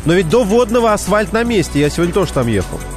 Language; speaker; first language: Russian; native; Russian